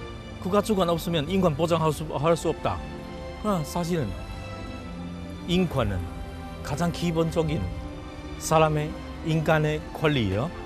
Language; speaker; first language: Korean; non-native, fluent; Chinese